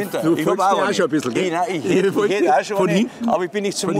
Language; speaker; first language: German; native; German